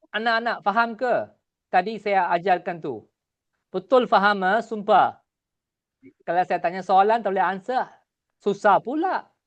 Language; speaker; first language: Malay; non-native, local second language; Tamil